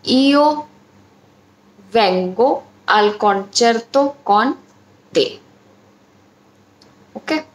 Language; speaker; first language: Italian; non-native, learner; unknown